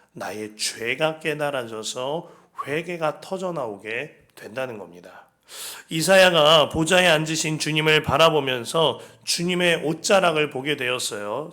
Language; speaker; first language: Korean; native; Korean